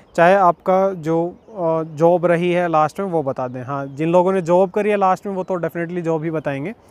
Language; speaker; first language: Hindi; native; Hindi